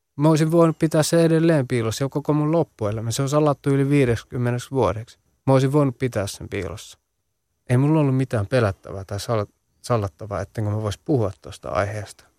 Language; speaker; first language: Finnish; early bilingual, other home language; Central Kurdish